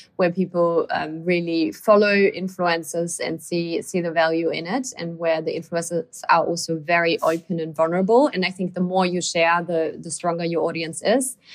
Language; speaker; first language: English; non-native, fluent; German